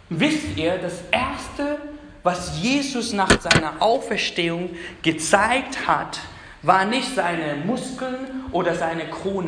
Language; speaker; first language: German; non-native, fluent; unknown